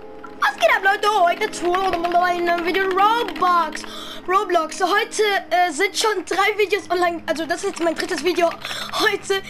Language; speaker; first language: German; native; German